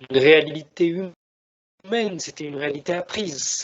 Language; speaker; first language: French; native; French